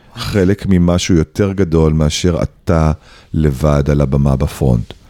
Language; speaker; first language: Hebrew; native; Hebrew